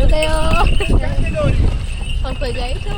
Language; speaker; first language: Korean; non-native, learner; Persian